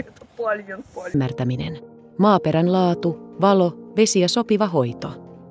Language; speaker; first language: Finnish; native; Finnish